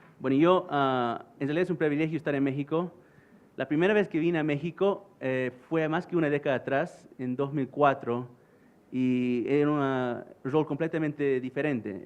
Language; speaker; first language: Spanish; early bilingual, heritage; English